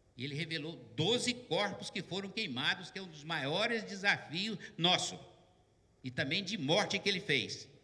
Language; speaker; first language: Portuguese; native; Portuguese